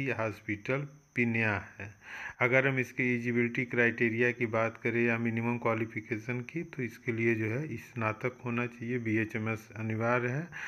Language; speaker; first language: Hindi; native; Hindi